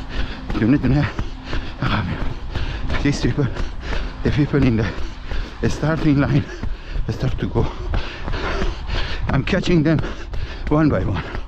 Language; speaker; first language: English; non-native, learner; Persian